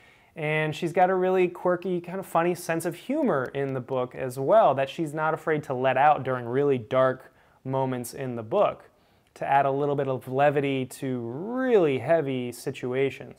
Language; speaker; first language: English; native; English